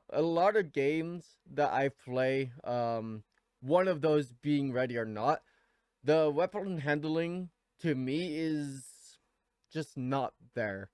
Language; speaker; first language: English; native; English